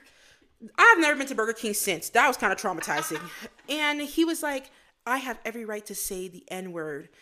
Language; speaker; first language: English; native; English